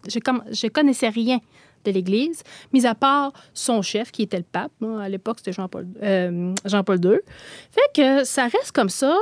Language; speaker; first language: French; native; French